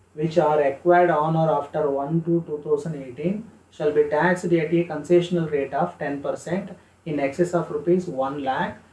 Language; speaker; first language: English; non-native, local second language; Kannada